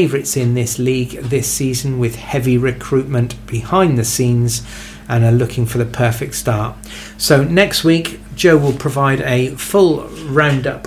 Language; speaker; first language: English; native; English